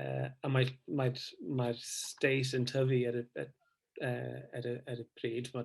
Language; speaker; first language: Welsh; non-native, fluent; English